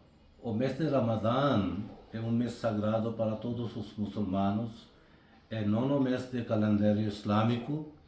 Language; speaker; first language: Portuguese; non-native, fluent; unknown